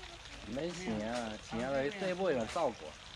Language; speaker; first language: Chinese; native; Chinese